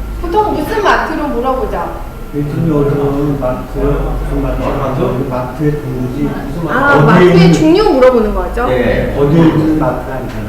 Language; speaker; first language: Korean; non-native, fluent; Chinese